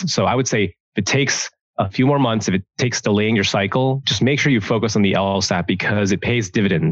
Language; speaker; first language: English; native; English